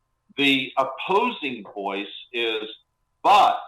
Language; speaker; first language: English; native; English